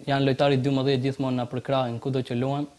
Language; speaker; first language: Albanian; native; Albanian